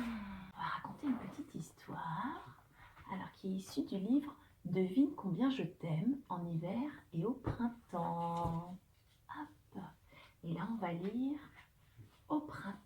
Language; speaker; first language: French; native; French